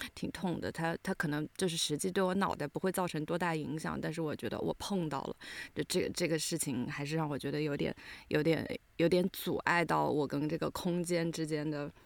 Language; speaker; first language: Chinese; native; Chinese